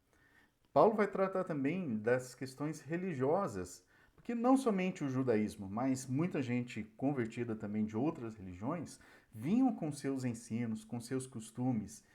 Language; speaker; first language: Portuguese; native; Portuguese